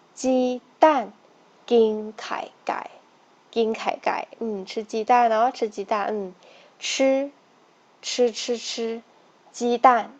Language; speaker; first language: Chinese; non-native, fluent; Thai